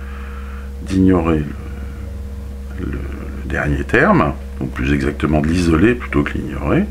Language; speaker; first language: French; native; French